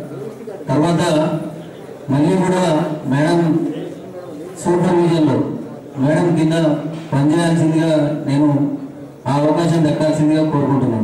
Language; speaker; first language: Telugu; native; Telugu